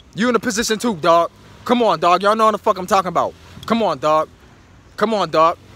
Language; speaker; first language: English; native; English